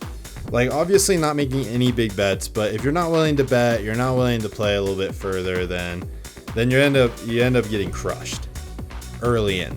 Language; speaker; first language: English; native; English